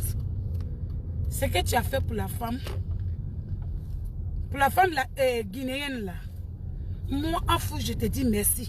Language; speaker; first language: French; non-native, local second language; Dyula